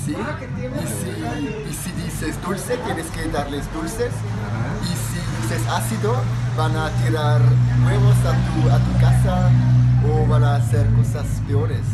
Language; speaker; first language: Spanish; non-native, learner; German